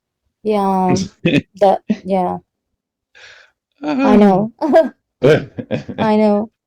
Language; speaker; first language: English; non-native, learner; Turkish